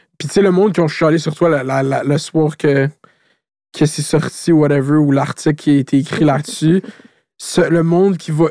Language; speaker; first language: French; native; French